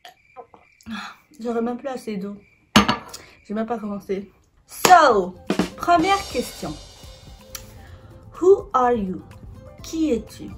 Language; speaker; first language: French; native; French